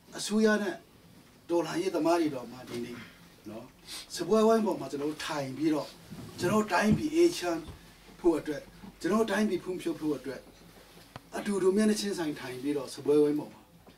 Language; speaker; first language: Burmese; non-native, local second language; Tedim Chin